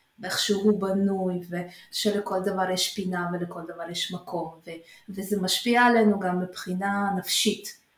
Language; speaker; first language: Hebrew; early bilingual, other home language; Russian